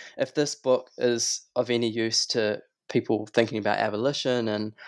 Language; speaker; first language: English; native; English